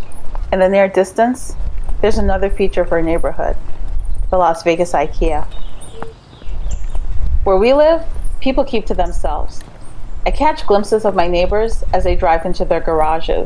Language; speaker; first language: English; non-native, local second language; Jamaican Creole English